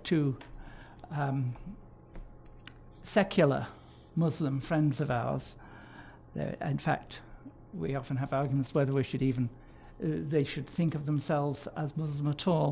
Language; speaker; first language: English; native; English